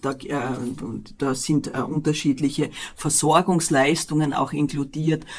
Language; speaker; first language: German; native; German